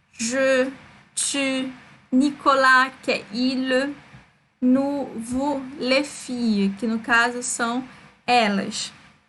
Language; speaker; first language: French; non-native, fluent; Portuguese